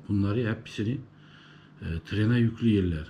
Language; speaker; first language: Turkish; early bilingual, heritage; Turkish